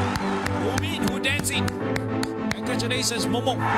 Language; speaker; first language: English; non-native, learner; Chinese